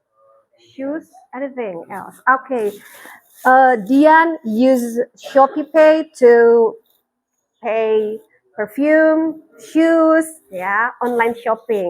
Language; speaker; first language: English; non-native, fluent; Indonesian